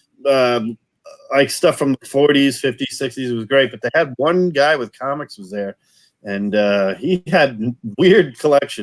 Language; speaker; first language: English; native; English